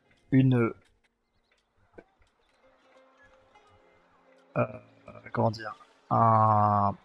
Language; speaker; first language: French; native; French